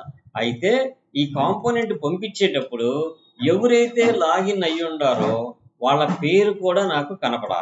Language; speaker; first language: Telugu; native; Telugu